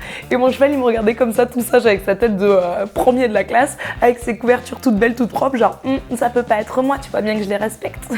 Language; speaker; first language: French; native; French